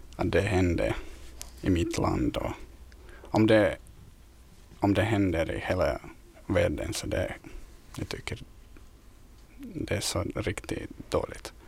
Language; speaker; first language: Swedish; non-native, fluent; Ukrainian